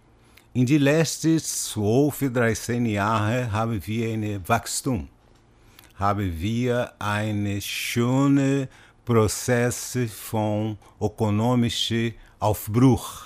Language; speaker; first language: German; non-native, fluent; Portuguese